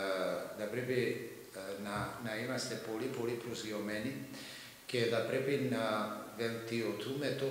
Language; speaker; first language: Greek; non-native, fluent; Serbian